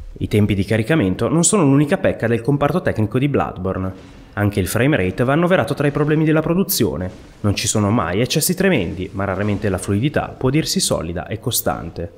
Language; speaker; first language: Italian; native; Italian